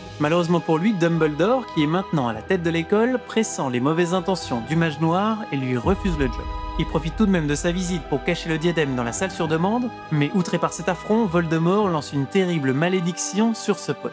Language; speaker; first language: French; native; French